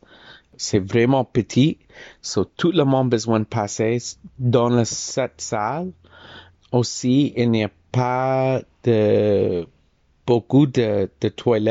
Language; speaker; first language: French; non-native, learner; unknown